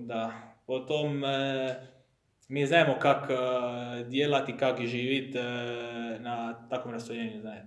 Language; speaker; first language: Russian; non-native, learner; Croatian